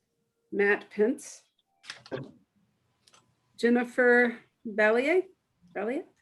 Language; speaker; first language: English; native; English